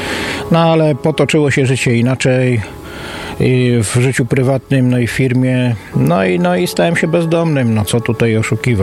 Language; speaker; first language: Polish; native; Polish